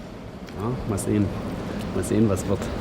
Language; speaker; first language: German; native; German